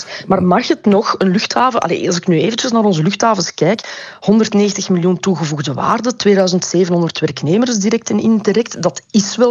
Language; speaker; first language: Dutch; native; Dutch